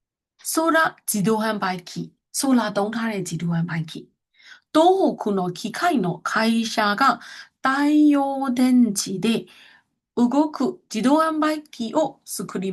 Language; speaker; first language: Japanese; non-native, fluent; Burmese